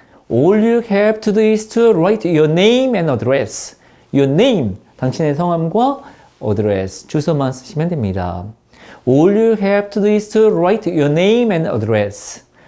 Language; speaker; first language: English; non-native, fluent; Korean